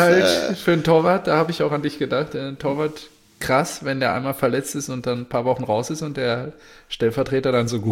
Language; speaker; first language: German; native; German